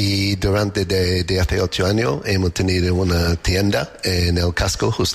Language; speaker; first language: Spanish; non-native, learner; English